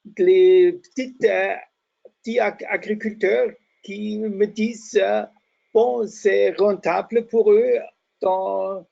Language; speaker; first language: French; non-native, fluent; German